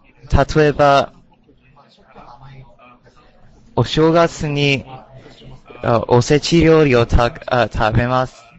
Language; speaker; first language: Japanese; non-native, learner; English